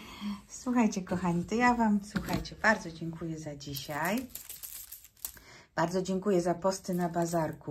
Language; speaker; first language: Polish; native; Polish